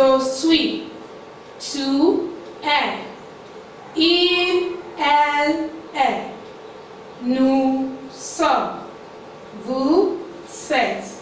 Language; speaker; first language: French; non-native, fluent; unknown